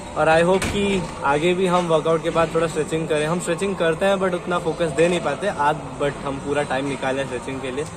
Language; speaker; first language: Hindi; non-native, local second language; Odia